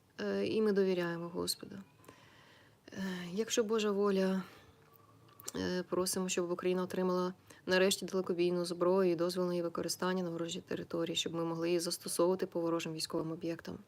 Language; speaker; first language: Ukrainian; native; Ukrainian